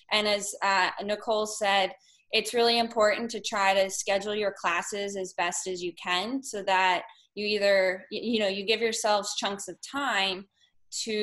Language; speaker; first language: English; native; English